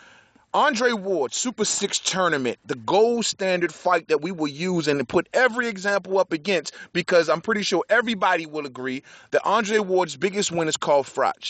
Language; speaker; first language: English; native; English